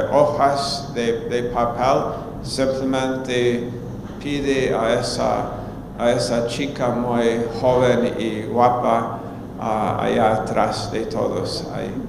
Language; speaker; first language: Spanish; non-native, fluent; English